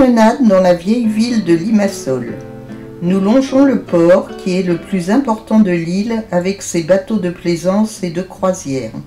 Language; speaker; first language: French; native; French